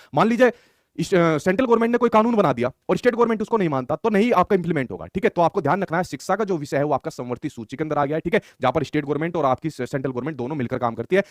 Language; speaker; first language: Hindi; native; Hindi